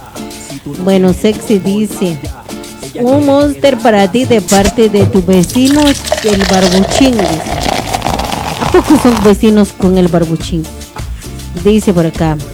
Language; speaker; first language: Spanish; native; Spanish